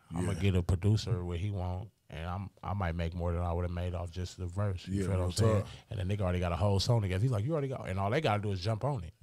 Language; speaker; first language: English; native; English